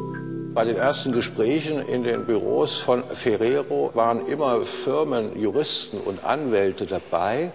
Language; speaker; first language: German; native; German